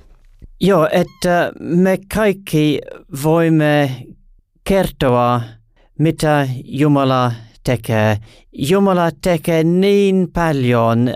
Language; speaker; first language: Finnish; non-native, learner; English